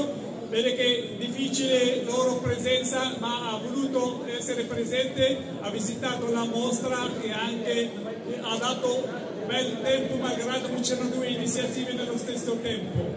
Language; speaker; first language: Italian; non-native, fluent; Arabic